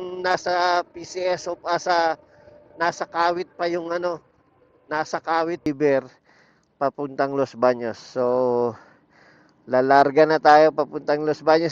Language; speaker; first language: Filipino; native; Filipino